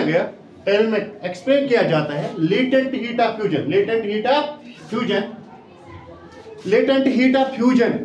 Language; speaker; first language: Hindi; non-native, local second language; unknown